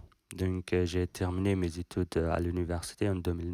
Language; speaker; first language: French; non-native, learner; Persian